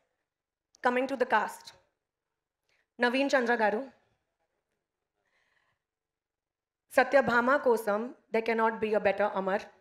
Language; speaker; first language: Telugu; non-native, local second language; Hindi